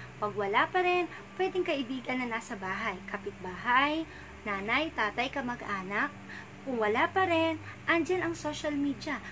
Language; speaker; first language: Filipino; native; Filipino